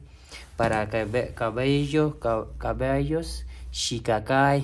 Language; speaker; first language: Spanish; non-native, learner; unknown